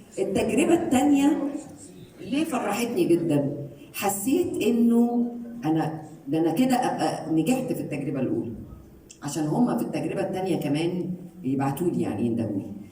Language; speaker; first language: Egyptian Arabic; native; Egyptian Arabic